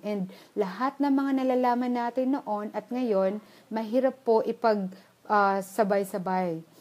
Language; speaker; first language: Filipino; native; Filipino